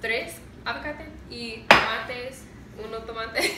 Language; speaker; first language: Spanish; non-native, learner; English